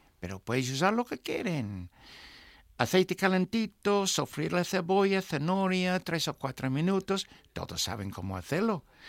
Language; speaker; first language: Spanish; non-native, fluent; English